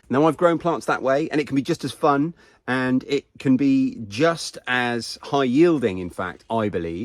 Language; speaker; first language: English; native; English